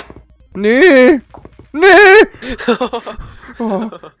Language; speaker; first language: German; native; German